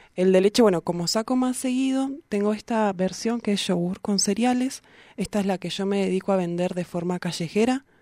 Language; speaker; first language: Spanish; native; Spanish